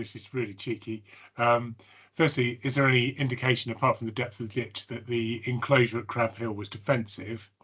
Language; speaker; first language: English; native; English